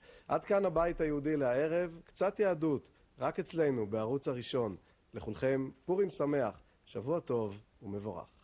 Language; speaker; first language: Hebrew; native; Hebrew